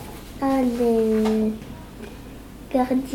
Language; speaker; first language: French; non-native, learner; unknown